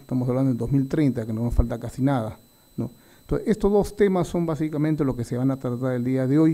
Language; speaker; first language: Spanish; native; Spanish